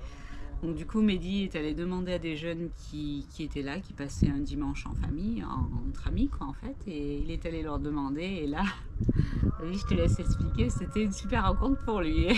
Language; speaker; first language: French; native; French